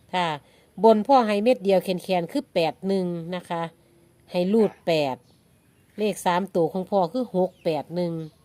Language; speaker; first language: Thai; native; Thai